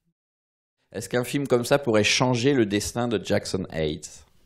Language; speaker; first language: French; native; French